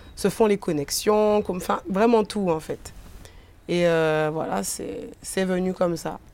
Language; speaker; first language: French; native; French